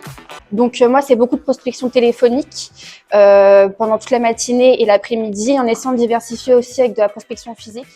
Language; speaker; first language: French; native; French